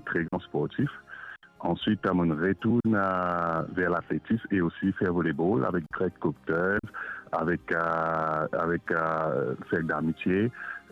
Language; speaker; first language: French; non-native, local second language; Morisyen